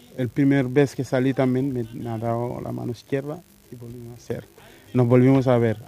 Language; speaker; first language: Spanish; non-native, fluent; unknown